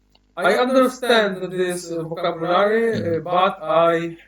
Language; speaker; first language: English; non-native, learner; Polish